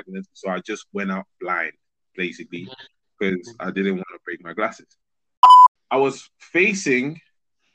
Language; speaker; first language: English; non-native, fluent; Spanish